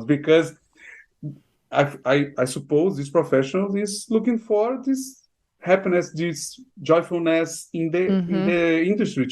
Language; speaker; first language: English; non-native, fluent; Portuguese